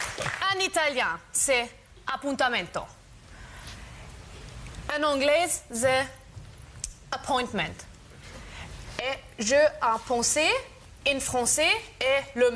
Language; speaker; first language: French; non-native, learner; German